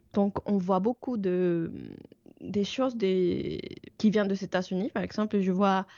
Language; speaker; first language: French; non-native, fluent; Spanish